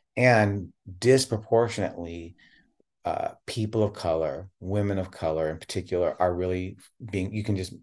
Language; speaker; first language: English; native; English